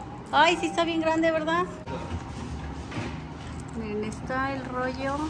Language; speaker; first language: Spanish; native; Spanish